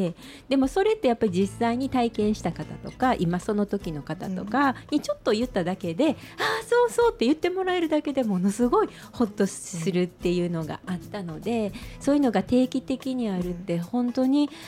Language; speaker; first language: Japanese; native; Japanese